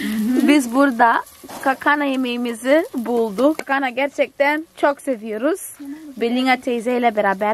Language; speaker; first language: Turkish; non-native, fluent; Portuguese